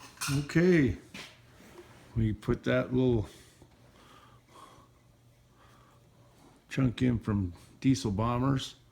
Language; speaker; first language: English; native; English